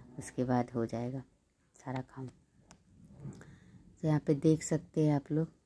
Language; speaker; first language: Hindi; native; Hindi